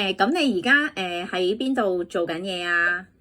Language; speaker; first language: Cantonese; native; Cantonese